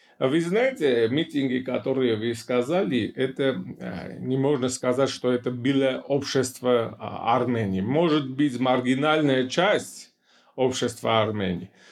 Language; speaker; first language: Russian; non-native, local second language; Armenian